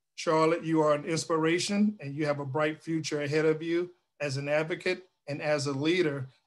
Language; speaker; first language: English; native; English